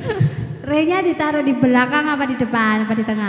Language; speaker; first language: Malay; non-native, local second language; Javanese